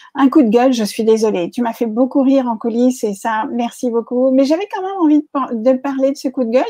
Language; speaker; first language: French; native; French